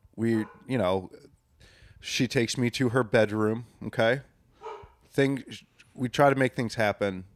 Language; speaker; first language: English; native; English